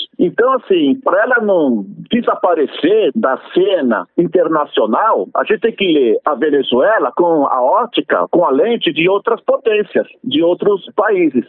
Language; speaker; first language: Portuguese; native; Portuguese